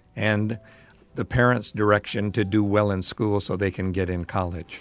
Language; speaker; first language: English; native; English